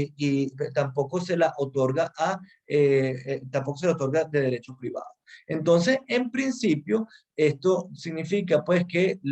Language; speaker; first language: Spanish; native; Spanish